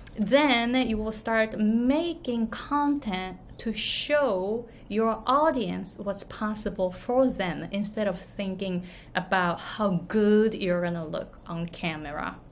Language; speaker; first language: English; non-native, fluent; Japanese